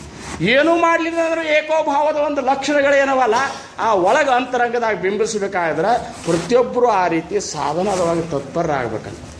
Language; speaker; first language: Kannada; native; Kannada